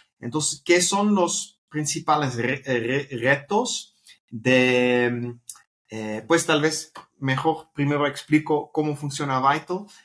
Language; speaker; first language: Spanish; non-native, fluent; Dutch